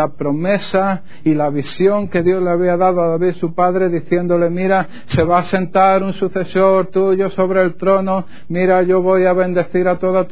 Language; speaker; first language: Spanish; native; Spanish